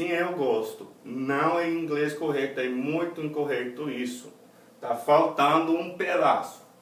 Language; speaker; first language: Portuguese; non-native, fluent; English